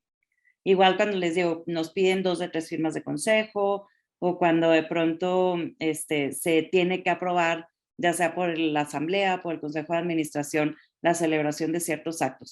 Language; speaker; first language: Spanish; native; Spanish